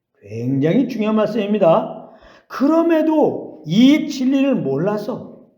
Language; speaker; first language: Korean; native; Korean